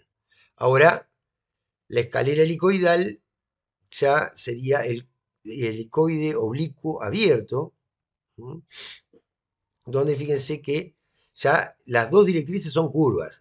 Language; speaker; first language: Spanish; native; Spanish